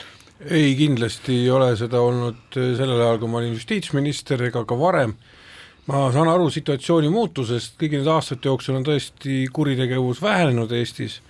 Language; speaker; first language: Estonian; native; Estonian